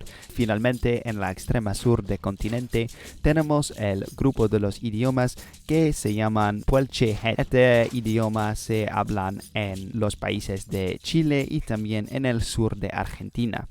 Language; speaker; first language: Spanish; non-native, learner; English